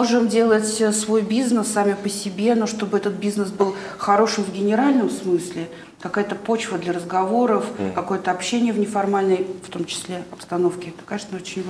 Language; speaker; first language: Russian; native; Russian